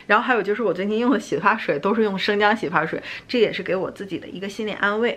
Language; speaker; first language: Chinese; native; Chinese